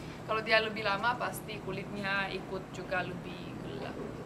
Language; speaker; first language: Indonesian; non-native, fluent; Russian